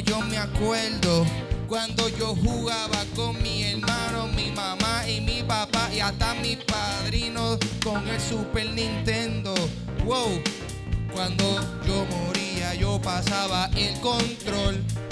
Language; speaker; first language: Spanish; native; Spanish